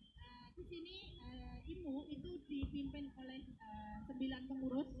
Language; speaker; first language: Indonesian; native; Indonesian